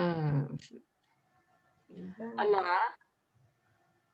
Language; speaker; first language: French; non-native, learner; Spanish